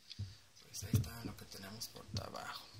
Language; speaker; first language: Spanish; native; Spanish